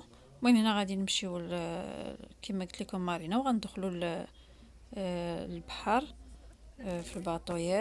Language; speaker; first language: Arabic; native; Arabic